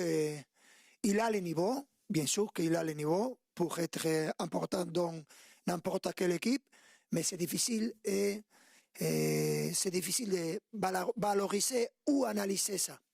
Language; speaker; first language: French; non-native, fluent; Spanish